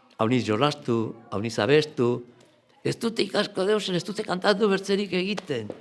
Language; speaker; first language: Basque; native; Basque